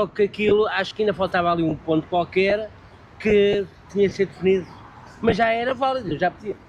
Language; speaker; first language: Portuguese; native; Portuguese